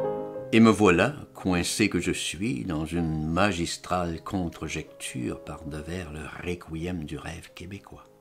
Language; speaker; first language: French; native; French